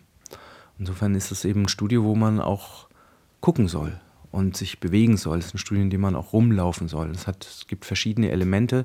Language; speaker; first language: German; native; German